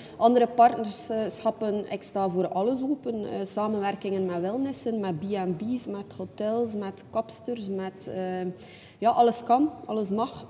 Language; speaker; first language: Dutch; native; Dutch